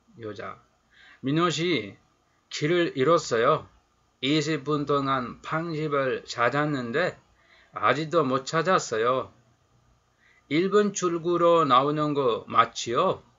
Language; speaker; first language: Korean; non-native, fluent; Sinhala